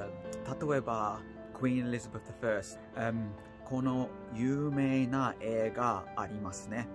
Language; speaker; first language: Japanese; non-native, learner; English